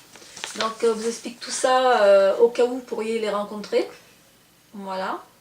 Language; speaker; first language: French; native; French